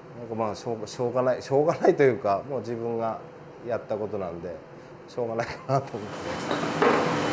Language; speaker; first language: Japanese; native; Japanese